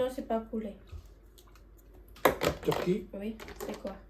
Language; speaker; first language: French; non-native, learner; Thai